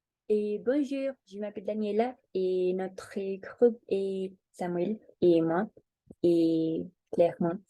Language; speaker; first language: French; non-native, learner; Spanish